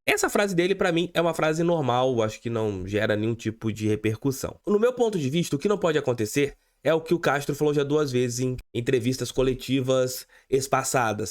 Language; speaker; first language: Portuguese; native; Portuguese